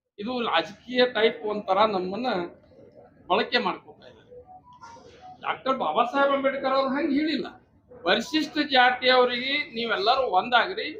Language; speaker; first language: Kannada; non-native, local second language; Lambadi